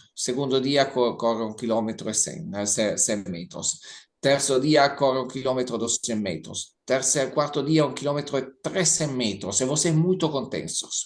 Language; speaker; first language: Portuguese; non-native, learner; Italian